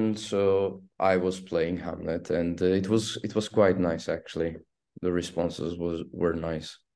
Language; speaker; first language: English; non-native, fluent; Turkish